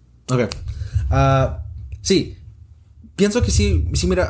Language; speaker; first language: Spanish; early bilingual, heritage; Spanish